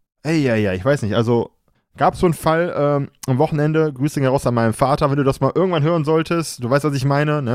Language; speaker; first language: German; native; German